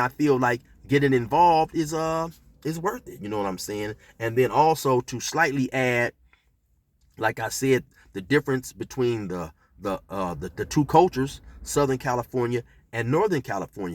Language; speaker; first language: English; native; English